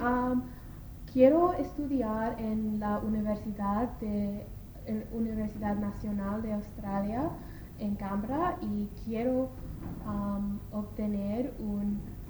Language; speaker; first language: Spanish; non-native, learner; English